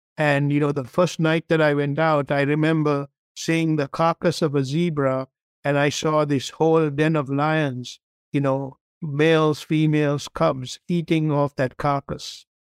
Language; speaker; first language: English; non-native, local second language; Tamil